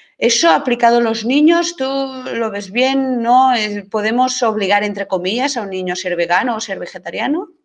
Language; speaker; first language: Spanish; non-native, local second language; Catalan